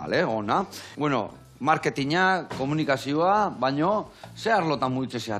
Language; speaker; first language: Basque; native; Basque